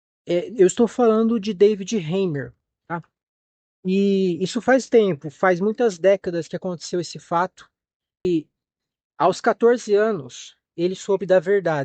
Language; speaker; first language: Portuguese; native; Portuguese